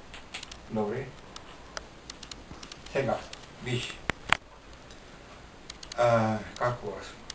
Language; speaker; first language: Bulgarian; non-native, learner; Finnish